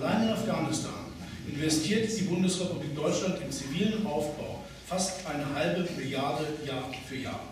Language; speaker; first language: German; native; German